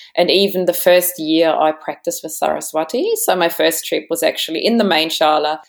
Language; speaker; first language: English; non-native, fluent; German